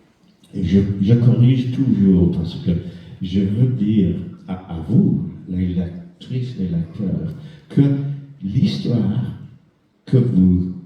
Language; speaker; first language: French; non-native, fluent; English